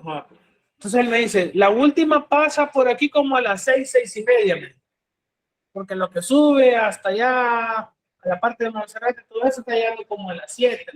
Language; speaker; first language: Spanish; native; Spanish